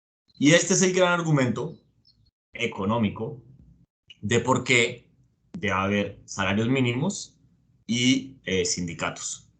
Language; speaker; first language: Spanish; native; Spanish